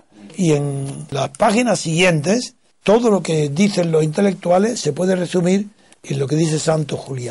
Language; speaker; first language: Spanish; native; Spanish